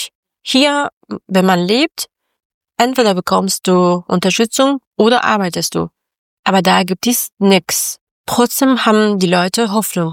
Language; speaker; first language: German; non-native, learner; Persian